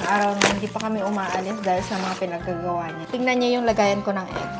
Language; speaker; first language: Filipino; native; Filipino